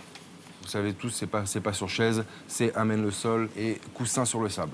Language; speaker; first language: French; native; French